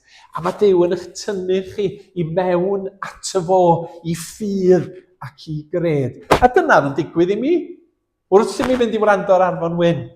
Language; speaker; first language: Welsh; native; Welsh